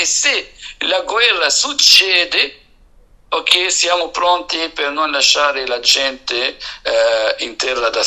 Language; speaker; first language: Italian; non-native, fluent; Arabic